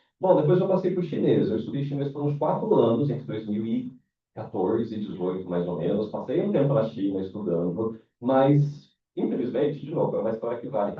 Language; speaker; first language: Portuguese; native; Portuguese